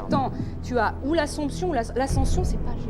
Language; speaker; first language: French; native; French